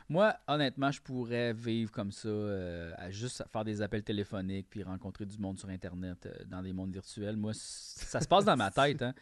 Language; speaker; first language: French; native; French